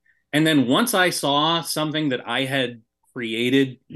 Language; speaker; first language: English; native; English